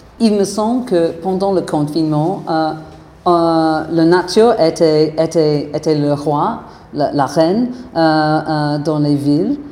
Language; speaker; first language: French; non-native, fluent; English